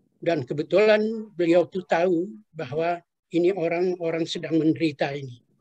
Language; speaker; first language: Indonesian; non-native, local second language; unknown